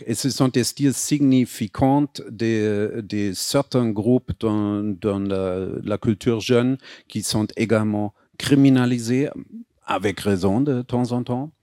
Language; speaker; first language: French; non-native, fluent; German